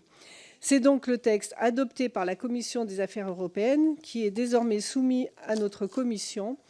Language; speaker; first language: French; native; French